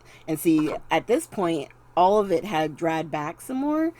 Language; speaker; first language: English; native; English